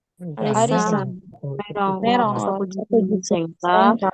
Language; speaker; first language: Japanese; non-native, learner; Indonesian